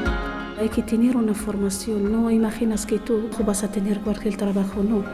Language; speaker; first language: Spanish; non-native, fluent; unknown